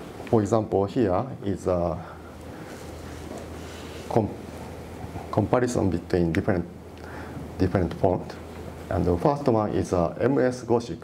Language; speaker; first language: English; non-native, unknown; Japanese